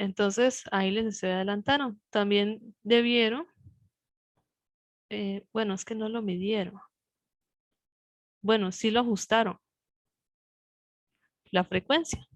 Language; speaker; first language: Spanish; native; Spanish